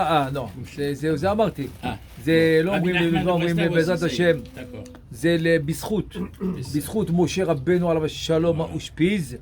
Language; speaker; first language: Hebrew; non-native, fluent; French